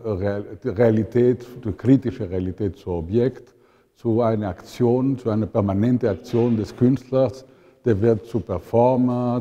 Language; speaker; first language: German; non-native, fluent; Italian